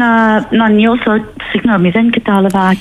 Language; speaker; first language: Greek; non-native, fluent; English